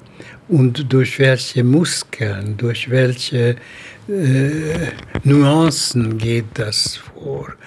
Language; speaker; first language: German; non-native, fluent; Hungarian